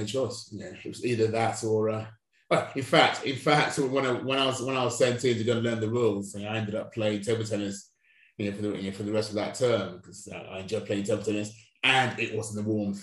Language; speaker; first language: English; non-native, local second language; Yoruba